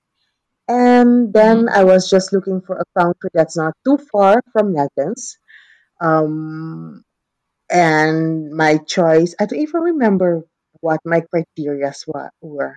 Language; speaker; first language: English; non-native, fluent; Papiamento